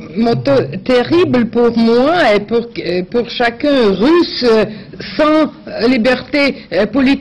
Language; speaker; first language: French; non-native, fluent; Russian